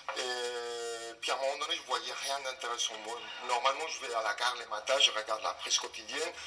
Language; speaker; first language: French; non-native, fluent; Spanish